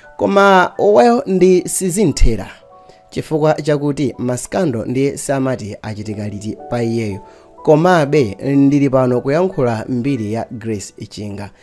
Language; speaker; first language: Nyanja; native; Nyanja